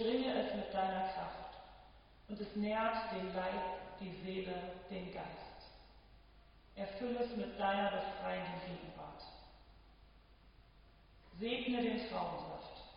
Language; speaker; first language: German; native; German